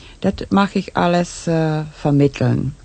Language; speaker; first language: German; non-native, fluent; Czech